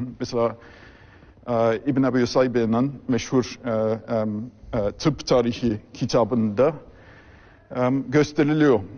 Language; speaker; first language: Turkish; non-native, fluent; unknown